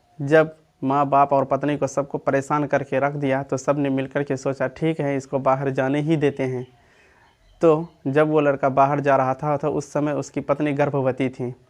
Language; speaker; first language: Hindi; native; Hindi